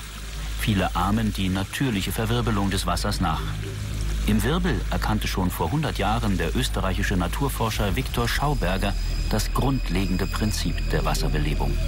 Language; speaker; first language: German; native; German